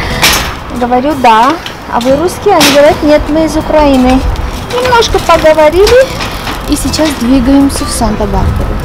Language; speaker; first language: Russian; non-native, fluent; Armenian